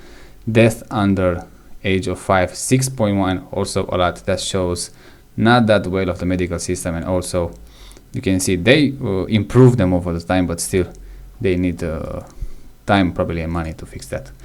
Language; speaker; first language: English; non-native, fluent; Romanian